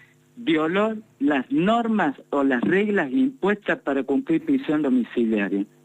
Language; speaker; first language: Spanish; native; Spanish